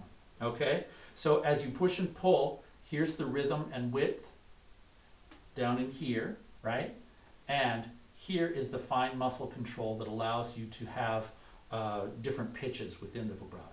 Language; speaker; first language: English; native; English